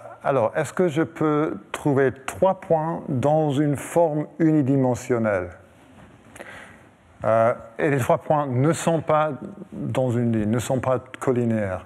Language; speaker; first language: French; non-native, fluent; English